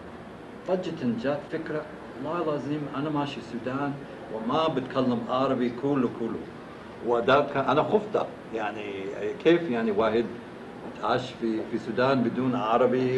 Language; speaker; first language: Arabic; non-native, fluent; English